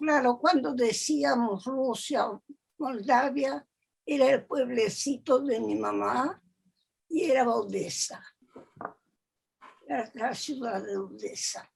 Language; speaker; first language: Spanish; early bilingual, other home language; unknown